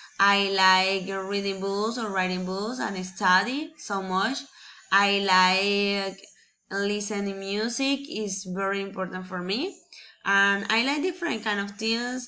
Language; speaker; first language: English; non-native, learner; Spanish